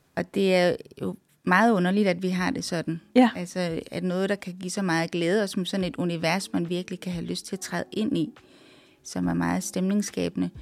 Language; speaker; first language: Danish; native; Danish